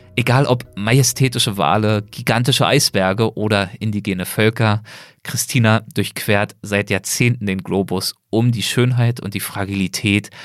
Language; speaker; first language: German; native; German